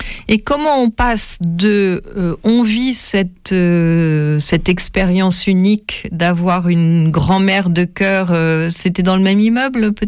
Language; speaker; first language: French; native; French